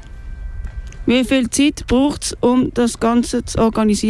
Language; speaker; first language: German; native; German